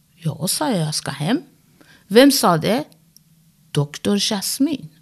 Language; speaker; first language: Swedish; non-native, fluent; Persian